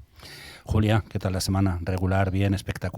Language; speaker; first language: Spanish; native; Spanish